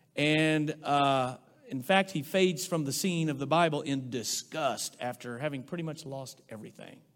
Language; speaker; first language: English; native; English